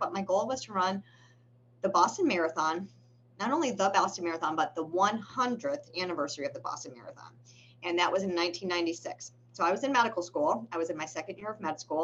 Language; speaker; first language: English; native; English